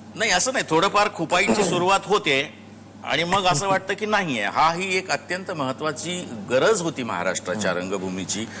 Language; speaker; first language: Marathi; native; Marathi